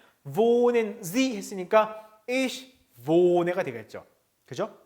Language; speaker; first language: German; non-native, fluent; Korean